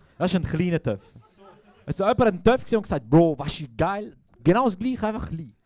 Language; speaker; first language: German; early bilingual, other home language; Croatian